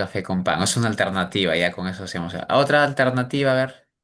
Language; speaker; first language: Spanish; native; Spanish